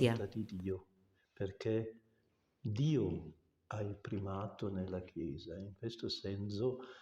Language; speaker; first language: Italian; non-native, local second language; German